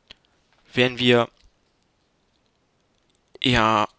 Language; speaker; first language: German; native; German